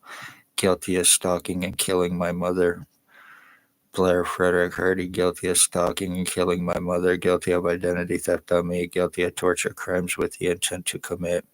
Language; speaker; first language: English; native; English